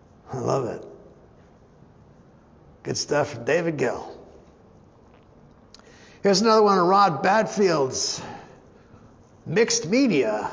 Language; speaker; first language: English; native; English